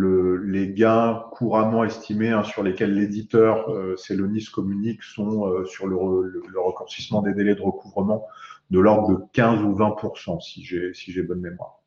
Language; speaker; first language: French; native; French